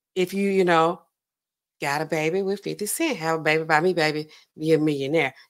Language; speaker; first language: English; native; English